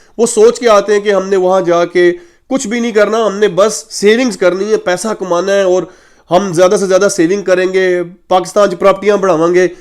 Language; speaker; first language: Urdu; native; Urdu